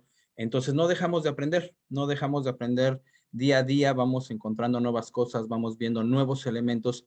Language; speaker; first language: Spanish; native; Spanish